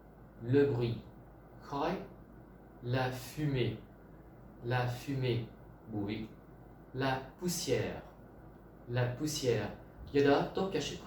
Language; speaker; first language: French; non-native, fluent; Vietnamese